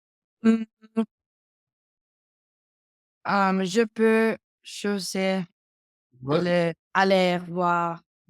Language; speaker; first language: French; non-native, learner; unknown